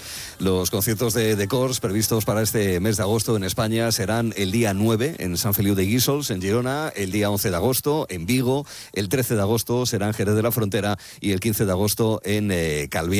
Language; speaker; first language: Spanish; native; Spanish